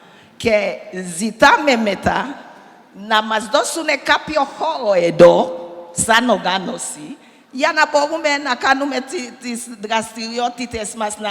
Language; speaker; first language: Greek; non-native, learner; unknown